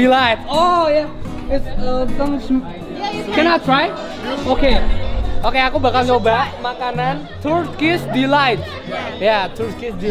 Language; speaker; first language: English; non-native, learner; Indonesian